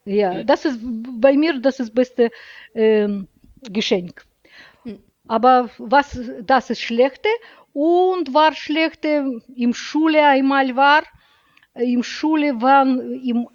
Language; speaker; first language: German; non-native, learner; Russian